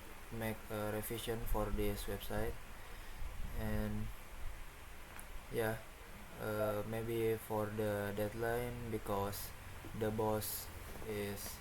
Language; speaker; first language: English; non-native, learner; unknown